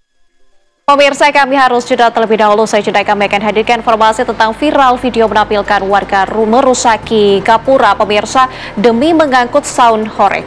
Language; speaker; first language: Indonesian; native; Indonesian